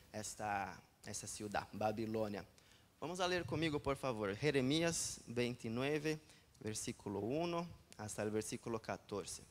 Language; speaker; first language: Spanish; non-native, fluent; Portuguese